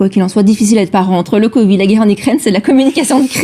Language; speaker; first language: French; native; French